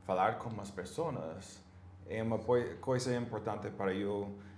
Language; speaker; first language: Portuguese; non-native, learner; English